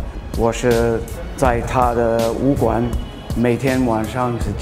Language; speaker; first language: Chinese; non-native, fluent; English